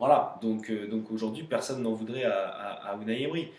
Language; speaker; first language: French; native; French